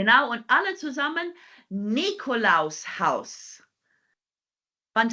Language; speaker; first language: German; non-native, fluent; English